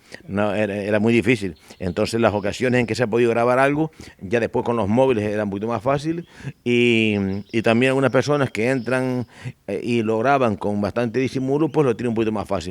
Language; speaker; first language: Spanish; native; Spanish